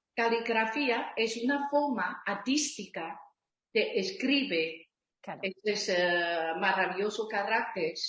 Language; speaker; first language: Spanish; non-native, learner; Chinese